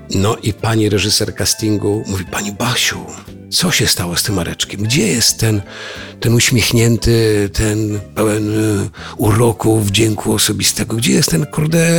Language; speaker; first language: Polish; native; Polish